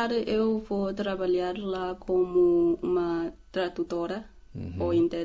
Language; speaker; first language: Portuguese; non-native, learner; Chinese